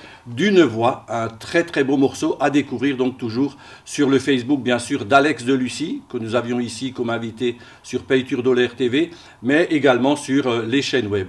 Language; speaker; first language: French; native; French